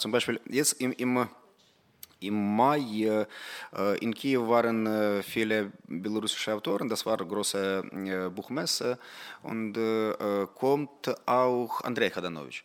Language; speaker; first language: German; non-native, fluent; Ukrainian